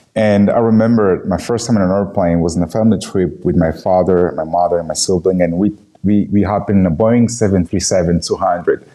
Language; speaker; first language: English; non-native, fluent; Portuguese